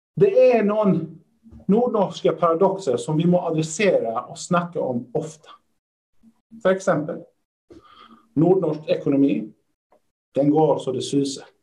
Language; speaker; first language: Swedish; early bilingual, other home language; Persian